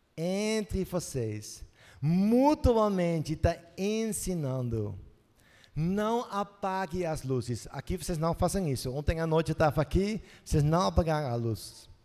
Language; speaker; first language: Portuguese; non-native, fluent; Dutch